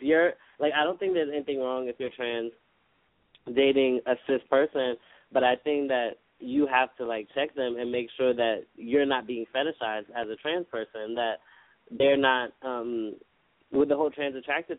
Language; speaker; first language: English; native; English